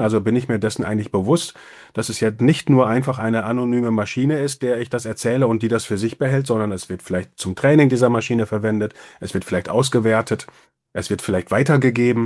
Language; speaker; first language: German; native; German